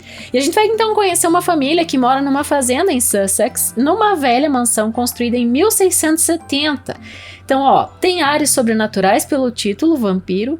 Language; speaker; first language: Portuguese; native; Portuguese